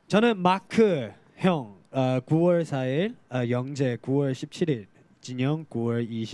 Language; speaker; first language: Korean; non-native, fluent; Cantonese